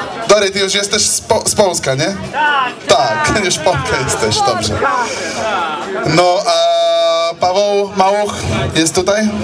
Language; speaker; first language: Polish; non-native, learner; Slovak